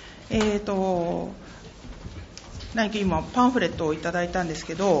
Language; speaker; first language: Japanese; native; Japanese